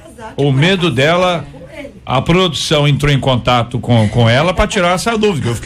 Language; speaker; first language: Portuguese; native; Portuguese